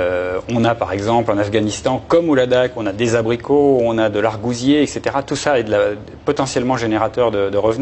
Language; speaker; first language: French; native; French